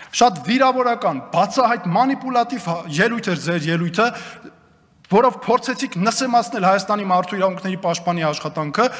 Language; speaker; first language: Armenian; native; Armenian